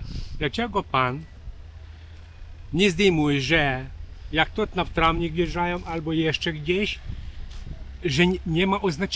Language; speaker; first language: Polish; non-native, learner; Ukrainian